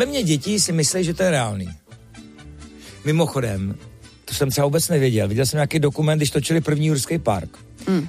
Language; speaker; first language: Czech; native; Czech